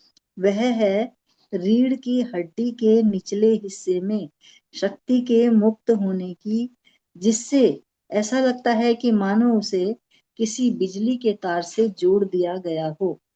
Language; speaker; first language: Hindi; native; Hindi